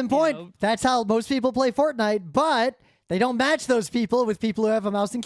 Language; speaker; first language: English; native; English